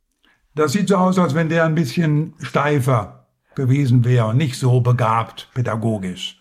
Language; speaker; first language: German; native; German